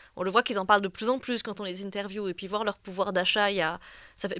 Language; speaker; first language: French; native; French